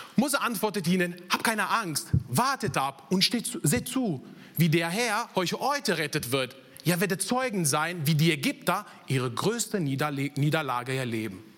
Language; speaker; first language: German; non-native, fluent; Italian